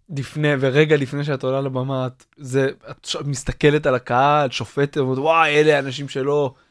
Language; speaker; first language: Hebrew; native; Hebrew